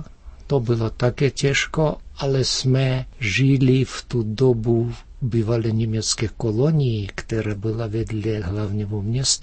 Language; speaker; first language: Czech; early bilingual, heritage; Czech